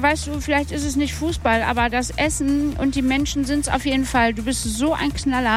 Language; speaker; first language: German; native; German